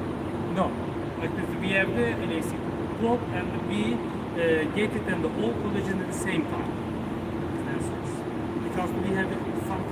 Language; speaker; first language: English; non-native, fluent; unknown